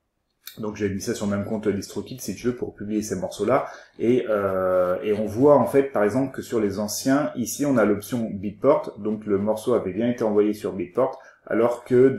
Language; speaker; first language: French; native; French